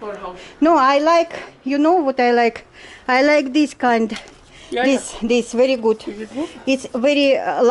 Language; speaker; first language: English; non-native, learner; Russian